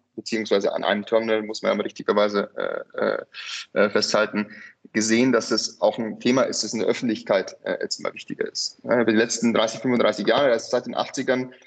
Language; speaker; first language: German; native; German